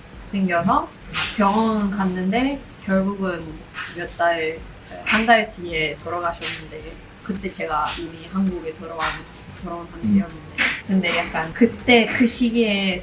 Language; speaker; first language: Korean; non-native, fluent; Swedish